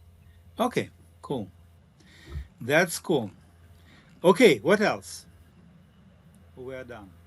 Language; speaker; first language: English; non-native, learner; Russian